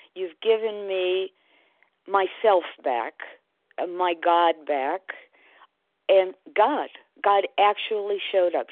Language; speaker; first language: English; native; English